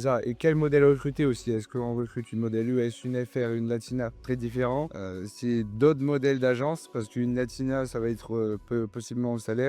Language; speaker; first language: French; native; French